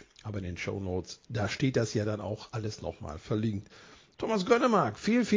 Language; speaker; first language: German; native; German